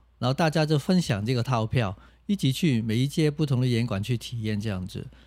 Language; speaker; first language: Chinese; non-native, local second language; Cantonese